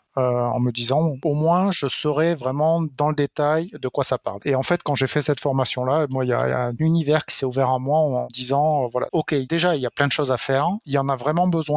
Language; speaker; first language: French; native; French